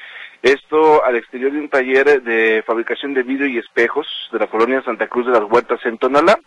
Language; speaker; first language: Spanish; native; Spanish